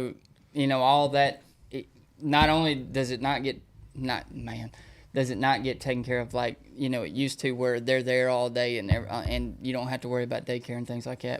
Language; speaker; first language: English; native; English